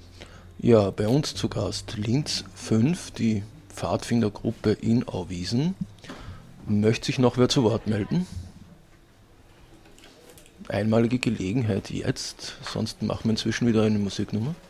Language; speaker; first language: German; native; German